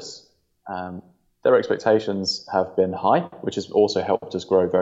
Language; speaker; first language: English; native; English